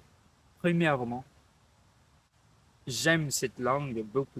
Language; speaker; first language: French; non-native, learner; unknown